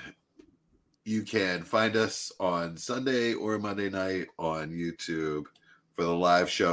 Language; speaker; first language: English; native; English